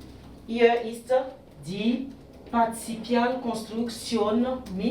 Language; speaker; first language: German; non-native, learner; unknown